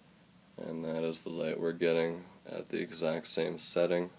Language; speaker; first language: English; native; English